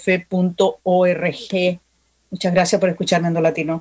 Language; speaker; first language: Spanish; native; Spanish